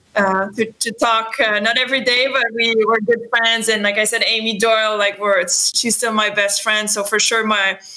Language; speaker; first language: English; non-native, fluent; French